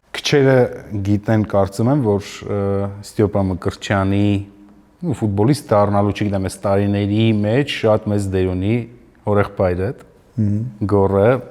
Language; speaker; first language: Armenian; native; Armenian